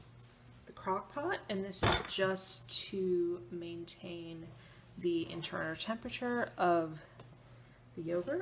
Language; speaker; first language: English; native; English